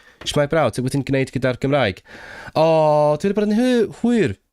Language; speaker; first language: Welsh; non-native, fluent; Cantonese